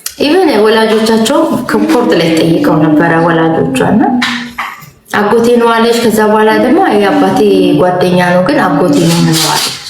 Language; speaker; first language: Amharic; native; Amharic